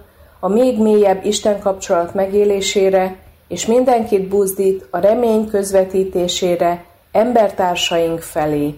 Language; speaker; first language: Hungarian; native; Hungarian